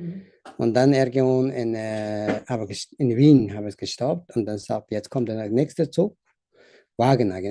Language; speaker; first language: German; non-native, learner; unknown